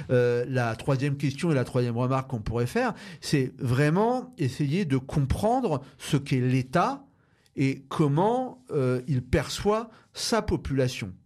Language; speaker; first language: French; native; French